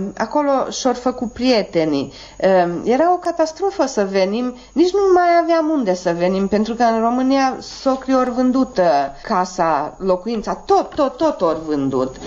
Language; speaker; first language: Romanian; native; Romanian